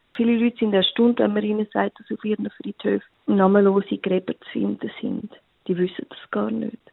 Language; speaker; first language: German; native; German